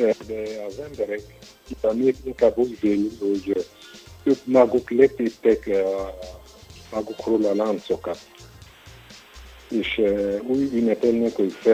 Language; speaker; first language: Hungarian; non-native, learner; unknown